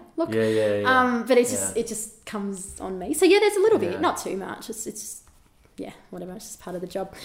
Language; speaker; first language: English; native; English